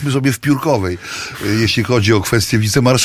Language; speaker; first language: Polish; native; Polish